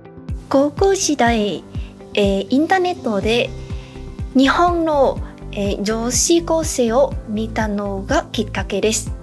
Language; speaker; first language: Japanese; non-native, fluent; Vietnamese